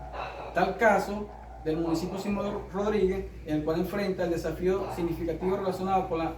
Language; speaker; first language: Spanish; native; Spanish